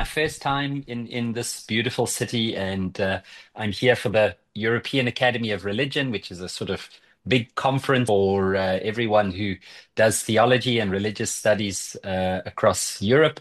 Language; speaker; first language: English; native; English